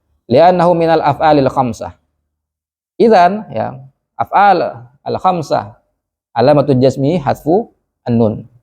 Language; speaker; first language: Arabic; non-native, fluent; Indonesian